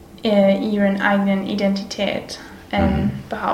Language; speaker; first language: German; non-native, learner; English